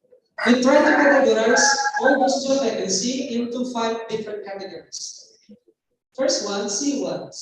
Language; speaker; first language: English; non-native, fluent; Indonesian